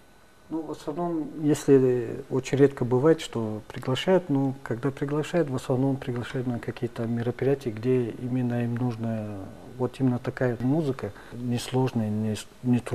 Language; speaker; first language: Russian; non-native, local second language; Tajik